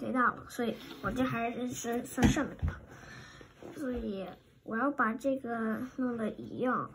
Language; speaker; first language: Chinese; early bilingual, heritage; Chinese